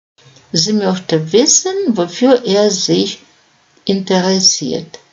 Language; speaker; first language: German; non-native, fluent; Russian